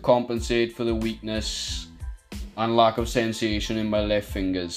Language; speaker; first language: English; native; English